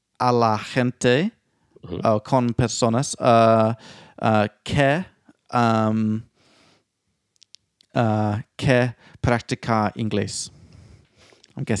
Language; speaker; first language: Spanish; non-native, learner; English